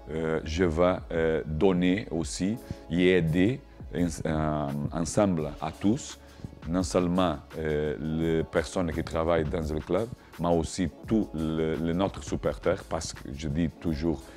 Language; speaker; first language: French; non-native, learner; Portuguese